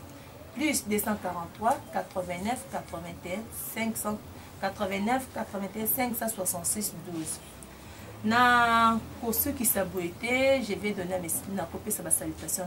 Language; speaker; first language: French; non-native, local second language; Lingala